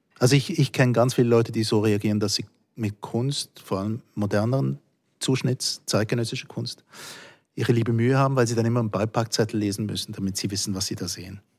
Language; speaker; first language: German; native; German